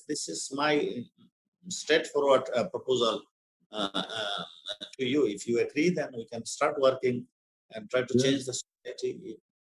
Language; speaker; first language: English; non-native, local second language; Bangla